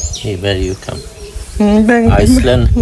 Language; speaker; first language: English; non-native, learner; Swedish